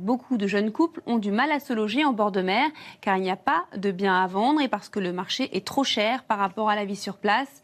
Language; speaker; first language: French; native; French